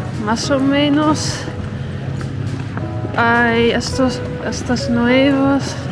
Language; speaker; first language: Spanish; non-native, fluent; Dutch